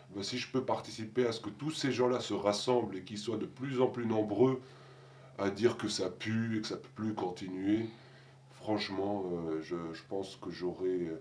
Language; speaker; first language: French; non-native, local second language; Arabic